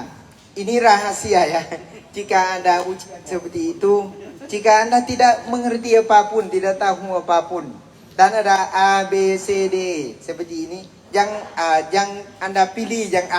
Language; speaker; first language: Indonesian; non-native, learner; Thai